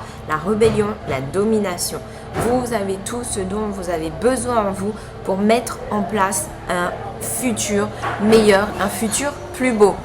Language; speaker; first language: French; native; French